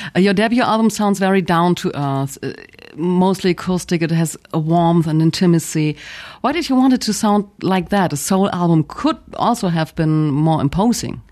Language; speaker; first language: English; non-native, fluent; German